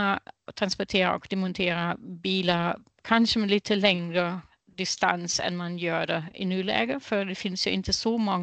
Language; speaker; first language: Swedish; non-native, fluent; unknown